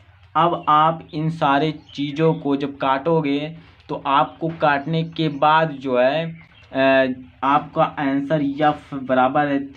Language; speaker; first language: Hindi; native; Hindi